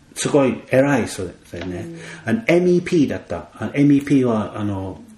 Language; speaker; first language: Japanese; non-native, fluent; English